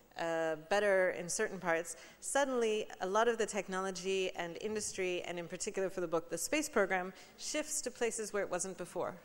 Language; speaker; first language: English; native; English